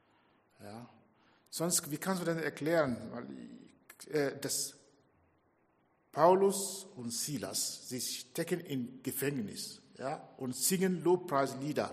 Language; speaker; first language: German; non-native, fluent; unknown